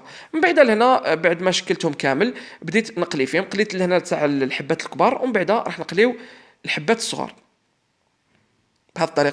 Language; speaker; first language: Arabic; native; Arabic